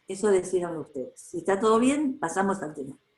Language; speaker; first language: Spanish; native; Spanish